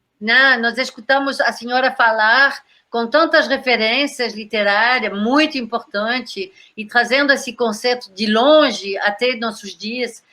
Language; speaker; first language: Portuguese; non-native, fluent; French